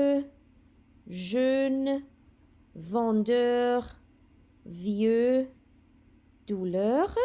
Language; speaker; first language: French; non-native, fluent; Welsh